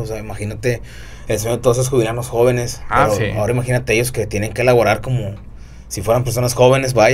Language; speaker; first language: Spanish; native; Spanish